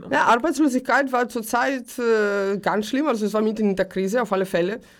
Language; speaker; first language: German; early bilingual, other home language; Greek